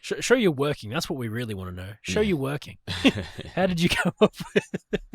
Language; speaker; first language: English; native; English